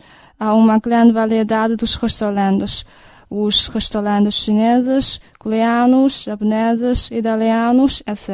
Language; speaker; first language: Portuguese; non-native, learner; Chinese